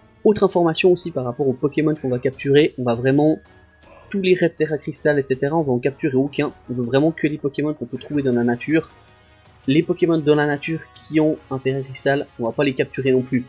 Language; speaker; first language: French; native; French